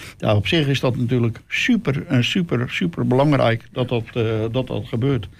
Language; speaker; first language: Dutch; native; Dutch